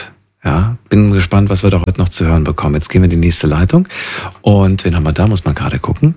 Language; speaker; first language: German; native; German